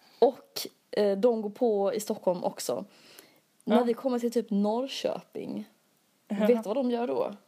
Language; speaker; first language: Swedish; native; Swedish